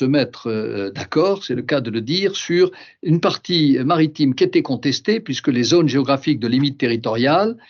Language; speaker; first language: French; native; French